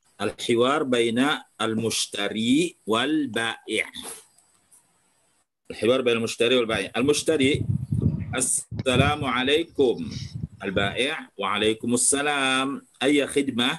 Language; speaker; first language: Arabic; non-native, fluent; Indonesian